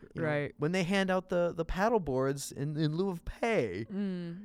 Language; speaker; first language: English; native; English